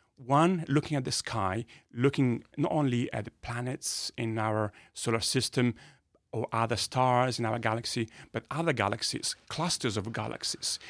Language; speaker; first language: English; non-native, fluent; Italian